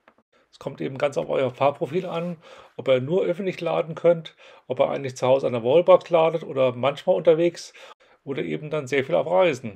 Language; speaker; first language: German; native; German